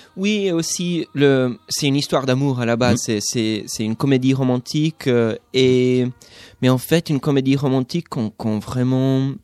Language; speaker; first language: French; non-native, fluent; English